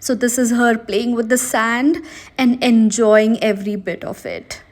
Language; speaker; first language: Hindi; non-native, local second language; Marathi